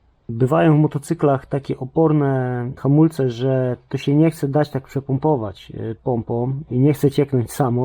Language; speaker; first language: Polish; native; Polish